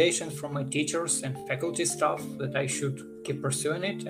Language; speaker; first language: English; non-native, fluent; Ukrainian